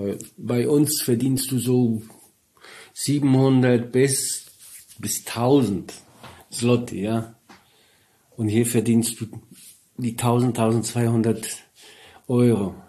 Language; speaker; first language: German; non-native, learner; Polish